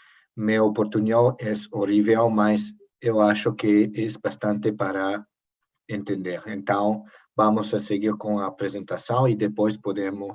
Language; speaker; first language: Portuguese; non-native, learner; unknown